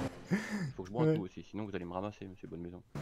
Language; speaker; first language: French; native; French